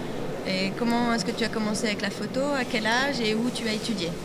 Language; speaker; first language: Spanish; non-native, learner; French